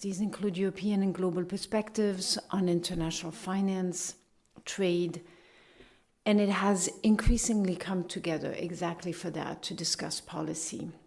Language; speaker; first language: English; non-native, fluent; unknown